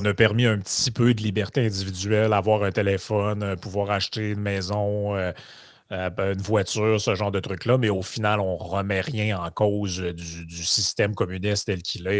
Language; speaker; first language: French; native; French